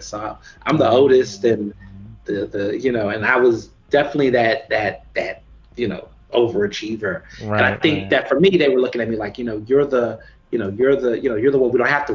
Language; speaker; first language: English; native; English